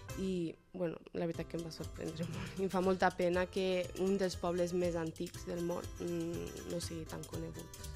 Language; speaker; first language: Catalan; early bilingual, other home language; Berber languages